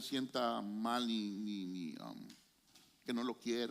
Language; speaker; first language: Spanish; native; Spanish